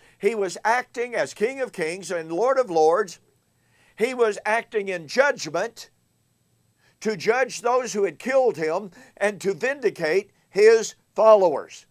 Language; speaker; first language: English; native; English